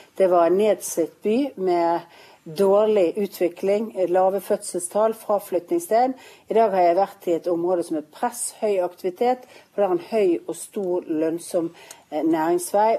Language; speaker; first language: Norwegian; native; Norwegian